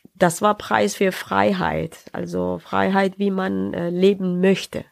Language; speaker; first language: German; non-native, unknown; Persian